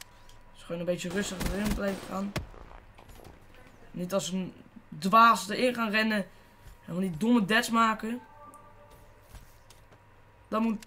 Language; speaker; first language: Dutch; native; Dutch